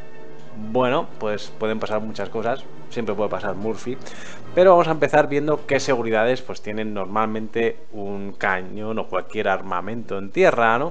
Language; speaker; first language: Spanish; native; Spanish